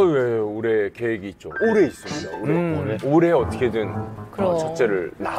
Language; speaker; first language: Korean; native; Korean